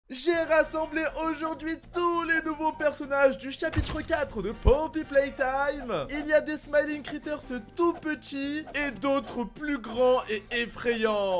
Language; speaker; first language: French; native; French